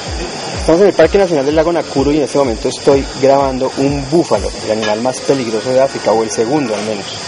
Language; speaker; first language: Spanish; native; Spanish